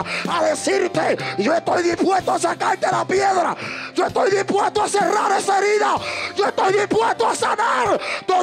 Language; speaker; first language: Spanish; native; Spanish